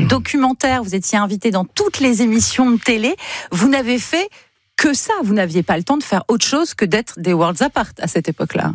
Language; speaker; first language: French; native; French